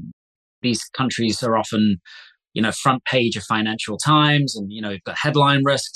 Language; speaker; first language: English; native; English